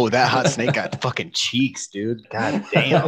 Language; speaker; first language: English; native; English